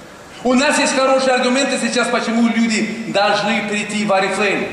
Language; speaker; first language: Russian; non-native, learner; Swedish